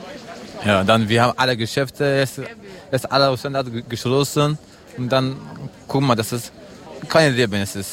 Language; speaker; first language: German; non-native, learner; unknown